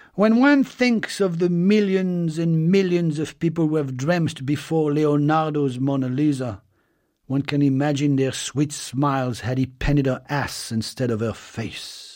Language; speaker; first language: English; non-native, fluent; French